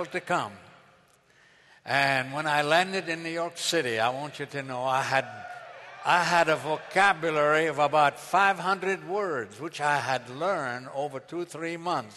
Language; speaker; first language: English; non-native, fluent; Arabic